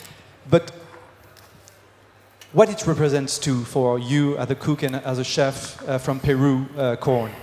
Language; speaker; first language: English; non-native, fluent; French